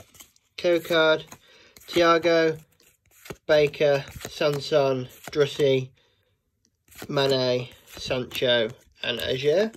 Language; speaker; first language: English; native; English